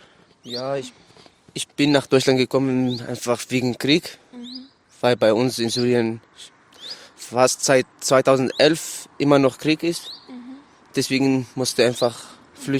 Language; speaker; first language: German; non-native, learner; Arabic